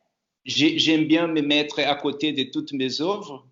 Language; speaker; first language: French; non-native, fluent; Portuguese